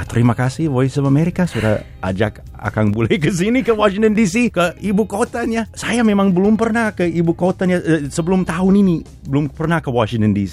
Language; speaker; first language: Indonesian; non-native, fluent; English